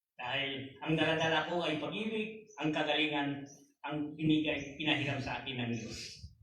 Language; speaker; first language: Filipino; non-native, local second language; Tausug